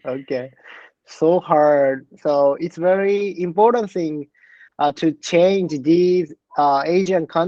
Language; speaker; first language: English; non-native, learner; Japanese